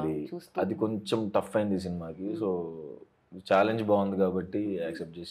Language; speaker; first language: Telugu; native; Telugu